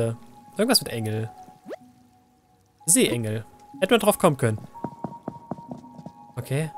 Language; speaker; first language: German; native; German